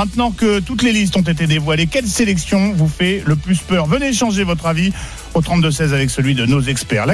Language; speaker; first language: French; native; French